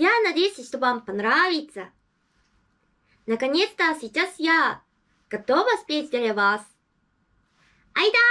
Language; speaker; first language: Russian; non-native, learner; Japanese